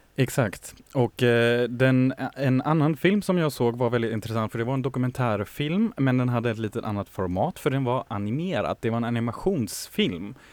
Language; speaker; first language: Swedish; non-native, fluent; German